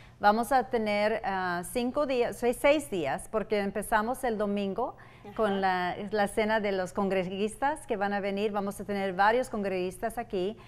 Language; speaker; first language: Spanish; early bilingual, heritage; Spanish